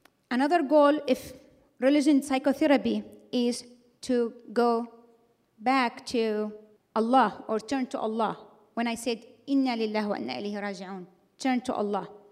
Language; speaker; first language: English; non-native, fluent; Arabic